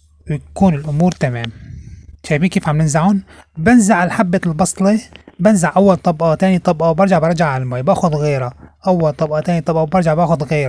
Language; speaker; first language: Arabic; native; Arabic